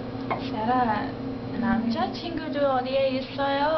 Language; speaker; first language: Korean; non-native, learner; English